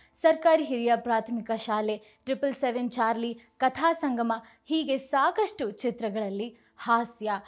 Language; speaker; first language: Kannada; native; Kannada